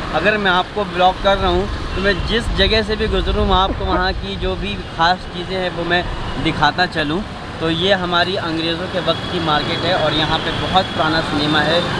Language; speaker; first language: Hindi; native; Hindi